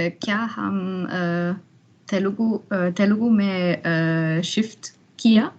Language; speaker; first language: Hindi; non-native, learner; German